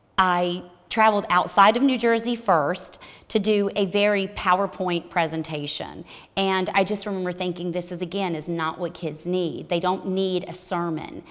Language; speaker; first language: English; native; English